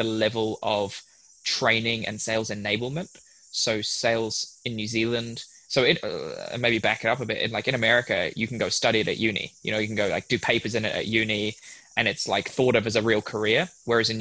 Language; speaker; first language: English; native; English